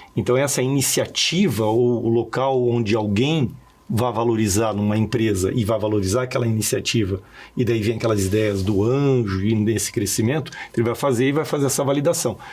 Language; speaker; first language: Portuguese; early bilingual, other home language; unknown